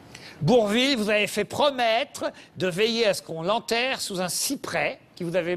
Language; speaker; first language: French; native; French